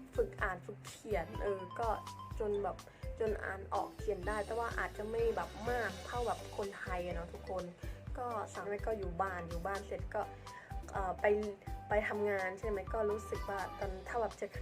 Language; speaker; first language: Thai; early bilingual, other home language; Khmer